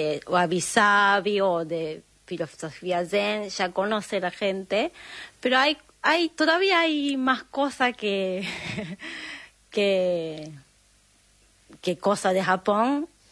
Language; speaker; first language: Spanish; non-native, fluent; Japanese